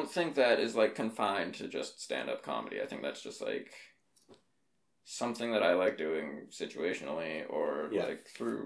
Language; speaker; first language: English; native; English